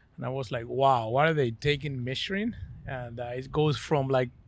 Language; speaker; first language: English; non-native, fluent; Spanish